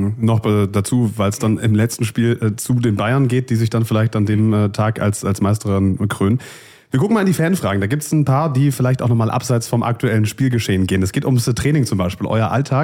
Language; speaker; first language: German; native; German